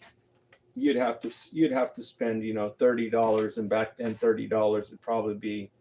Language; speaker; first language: English; native; English